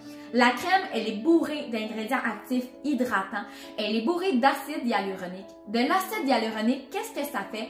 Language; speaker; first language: French; native; French